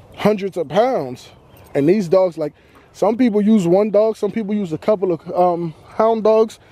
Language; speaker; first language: English; native; English